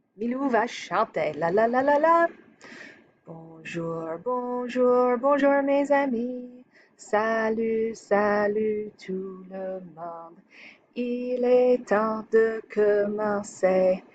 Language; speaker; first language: French; non-native, fluent; English